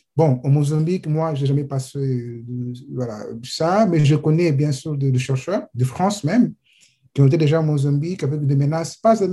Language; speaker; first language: French; non-native, fluent; Portuguese